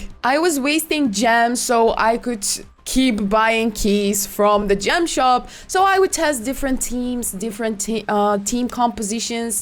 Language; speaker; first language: English; non-native, fluent; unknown